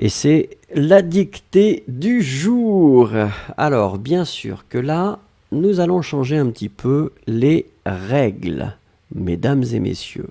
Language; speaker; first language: French; native; French